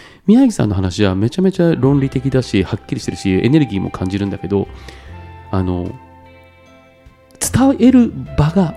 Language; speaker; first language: Japanese; native; Japanese